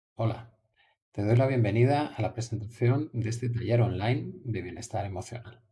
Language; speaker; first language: Spanish; native; Spanish